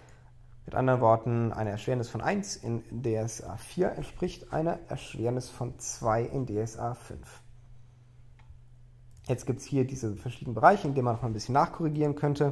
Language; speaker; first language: German; native; German